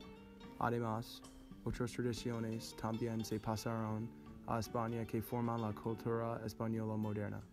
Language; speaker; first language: Spanish; non-native, learner; English